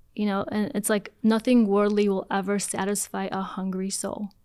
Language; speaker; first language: English; early bilingual, other home language; Polish